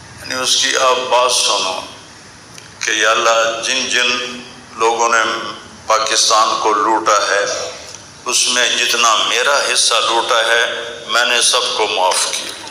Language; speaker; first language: Urdu; non-native, local second language; Punjabi